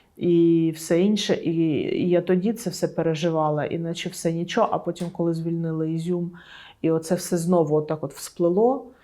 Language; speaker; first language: Ukrainian; non-native, local second language; Russian